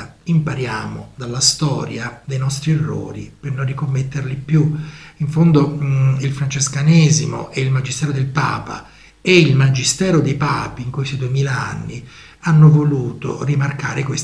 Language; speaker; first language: Italian; native; Italian